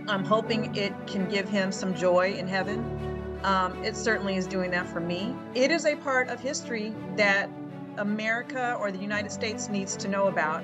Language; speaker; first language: English; native; English